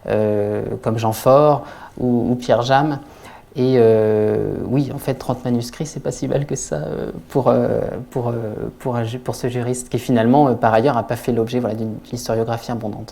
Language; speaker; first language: French; native; French